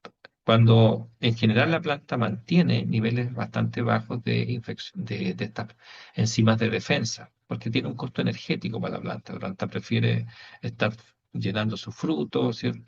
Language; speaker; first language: Spanish; native; Spanish